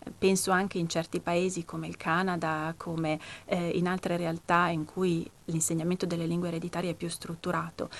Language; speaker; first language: Italian; native; Italian